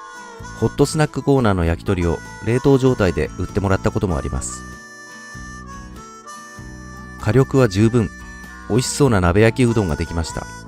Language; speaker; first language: Japanese; native; Japanese